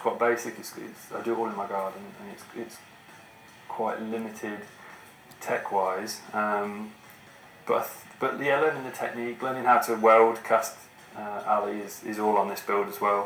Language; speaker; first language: English; native; English